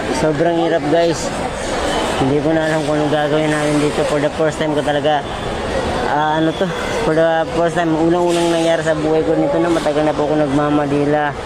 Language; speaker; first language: Filipino; non-native, local second language; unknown